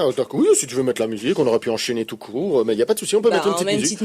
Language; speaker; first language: French; native; French